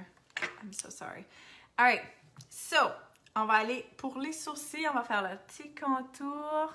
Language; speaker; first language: French; native; French